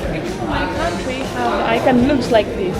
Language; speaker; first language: English; non-native, learner; Indonesian